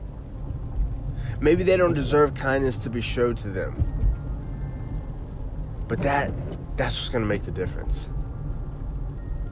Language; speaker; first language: English; native; English